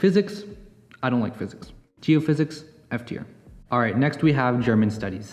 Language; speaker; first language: English; native; English